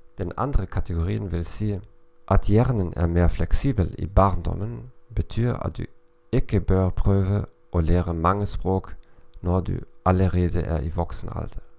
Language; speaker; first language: Norwegian; non-native, learner; German